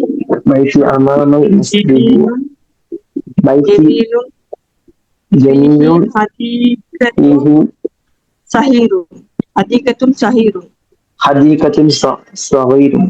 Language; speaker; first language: Arabic; non-native, learner; Tamil